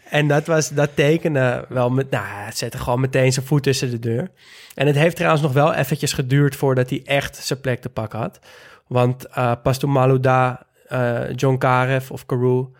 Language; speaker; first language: Dutch; native; Dutch